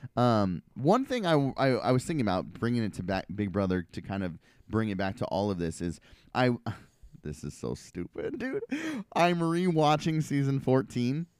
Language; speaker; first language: English; native; English